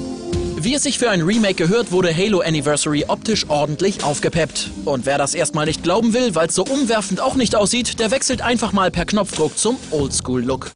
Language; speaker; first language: German; native; German